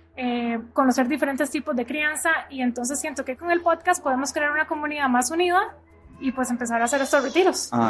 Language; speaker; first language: Spanish; native; Spanish